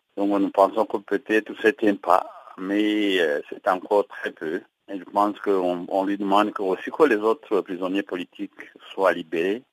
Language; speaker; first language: French; non-native, local second language; Kinyarwanda